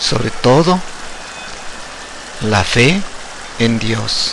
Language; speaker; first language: Spanish; native; Spanish